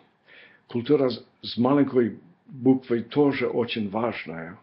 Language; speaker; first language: Russian; non-native, fluent; English